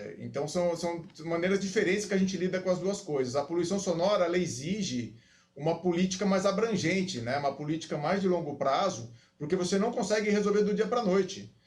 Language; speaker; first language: Portuguese; native; Portuguese